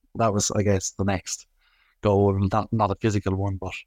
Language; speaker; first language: English; native; English